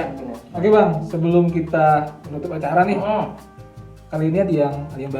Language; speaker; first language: Indonesian; native; Indonesian